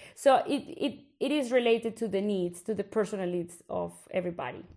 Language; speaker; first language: English; non-native, fluent; Spanish